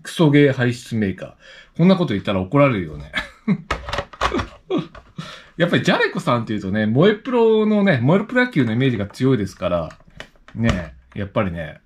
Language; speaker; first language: Japanese; native; Japanese